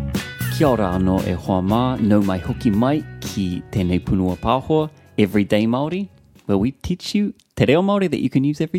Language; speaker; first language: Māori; non-native, learner; English